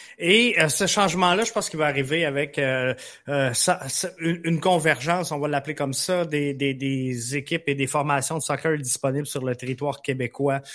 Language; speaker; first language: French; native; French